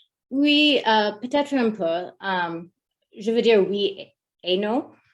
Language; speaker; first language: French; non-native, learner; English